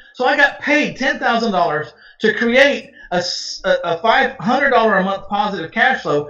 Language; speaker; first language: English; native; English